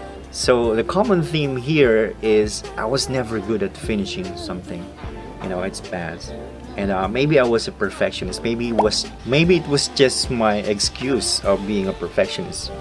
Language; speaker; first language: English; non-native, local second language; Filipino